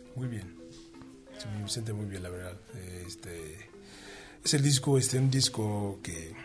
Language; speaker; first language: Spanish; non-native, learner; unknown